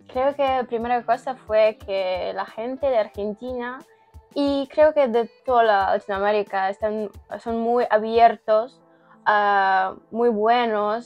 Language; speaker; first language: Spanish; non-native, learner; Ukrainian